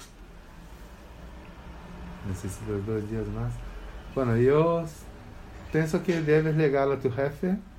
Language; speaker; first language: Spanish; non-native, learner; Portuguese